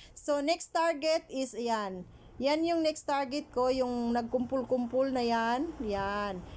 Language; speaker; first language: Filipino; non-native, local second language; Cebuano